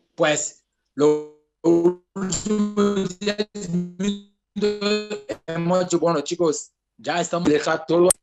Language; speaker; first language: Spanish; non-native, fluent; French